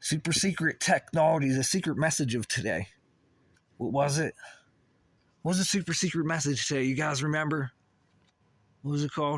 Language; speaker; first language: English; native; English